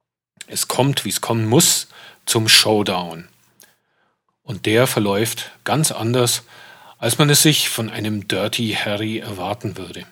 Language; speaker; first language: German; native; German